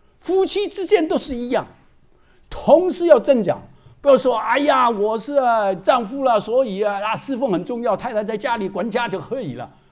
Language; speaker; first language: Chinese; non-native, local second language; Cantonese